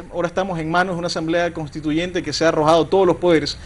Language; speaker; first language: Spanish; native; Spanish